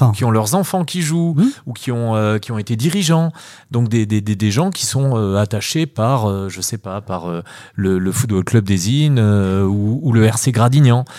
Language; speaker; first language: French; native; French